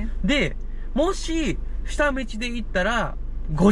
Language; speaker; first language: Japanese; native; Japanese